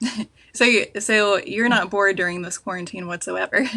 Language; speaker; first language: English; native; English